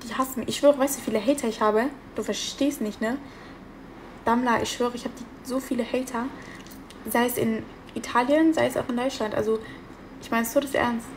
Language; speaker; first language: German; early bilingual, other home language; Italian